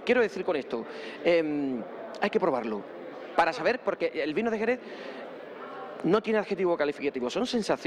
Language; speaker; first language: Spanish; native; Spanish